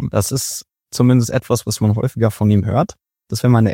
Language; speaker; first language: German; native; German